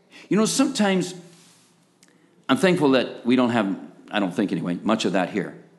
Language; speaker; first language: English; native; English